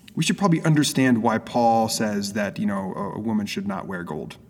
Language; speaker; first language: English; native; English